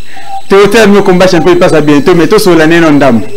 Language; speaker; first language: French; non-native, local second language; Lingala